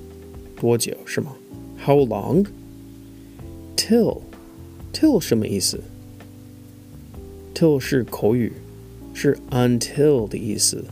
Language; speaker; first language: Chinese; non-native, fluent; English